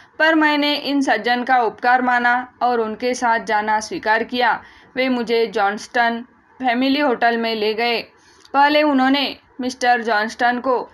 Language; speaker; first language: Hindi; non-native, local second language; Marathi